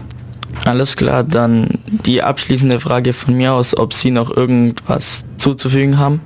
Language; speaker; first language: German; native; German